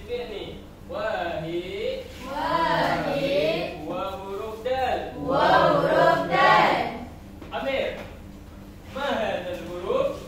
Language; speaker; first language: Arabic; non-native, learner; Malay